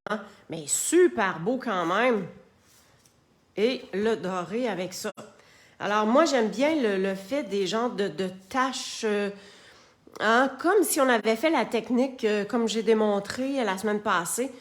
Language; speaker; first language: French; native; French